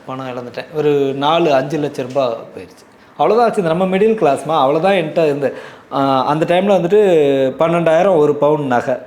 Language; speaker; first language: Tamil; native; Tamil